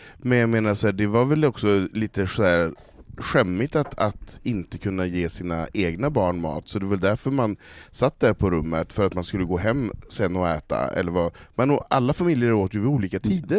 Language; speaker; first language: Swedish; native; Swedish